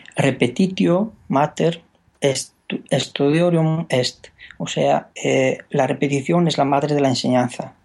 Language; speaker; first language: Spanish; non-native, fluent; Romanian